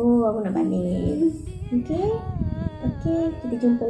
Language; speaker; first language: Malay; native; Malay